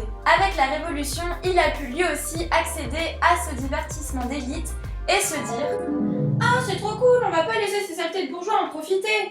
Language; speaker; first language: French; native; French